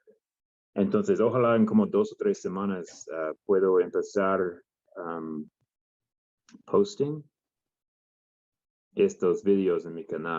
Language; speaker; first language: Spanish; non-native, learner; English